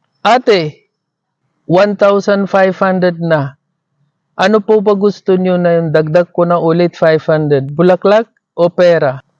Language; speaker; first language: Filipino; non-native, fluent; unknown